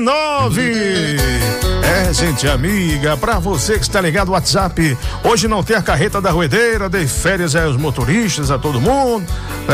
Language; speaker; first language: Portuguese; native; Portuguese